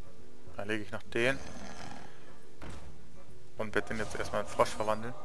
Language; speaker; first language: German; native; German